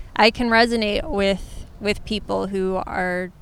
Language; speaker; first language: English; native; English